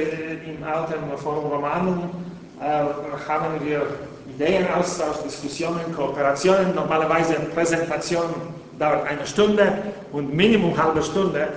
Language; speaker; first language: German; non-native, fluent; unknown